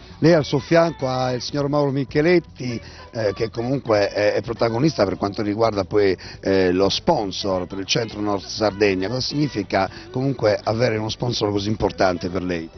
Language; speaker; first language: Italian; native; Italian